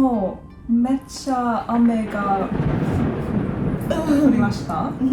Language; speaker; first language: Japanese; non-native, learner; English